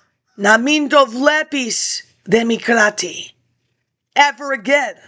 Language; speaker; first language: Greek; early bilingual, heritage; English